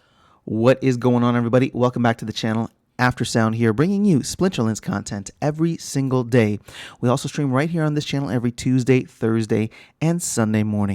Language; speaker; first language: English; native; English